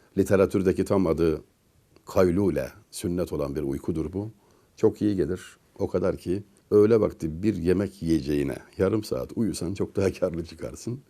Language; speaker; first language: Turkish; native; Turkish